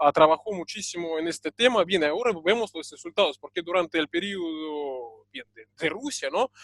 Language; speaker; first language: Spanish; non-native, fluent; Russian